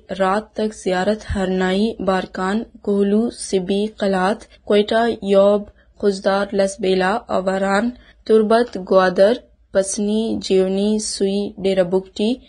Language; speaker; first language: Urdu; non-native, local second language; Baluchi